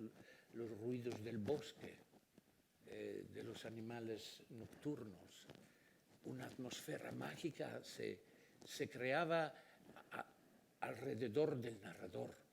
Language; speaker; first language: Spanish; non-native, fluent; Italian